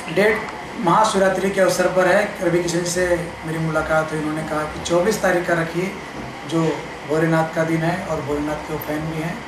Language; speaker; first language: Hindi; native; Hindi